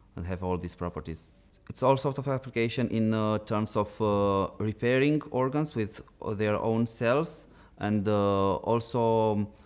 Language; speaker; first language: English; non-native, fluent; Romanian